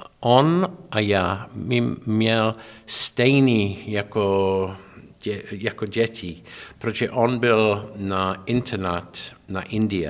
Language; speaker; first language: Czech; non-native, learner; English